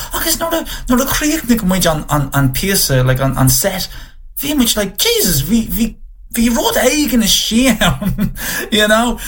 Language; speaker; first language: Irish; non-native, local second language; English